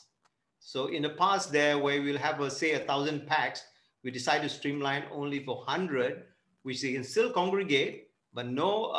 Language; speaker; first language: English; non-native, local second language; Tamil